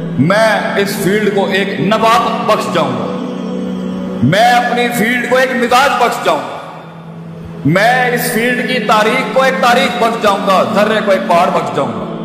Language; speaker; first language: Urdu; non-native, local second language; Punjabi